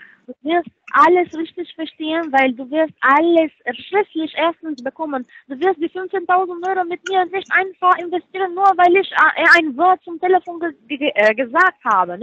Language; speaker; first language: German; non-native, learner; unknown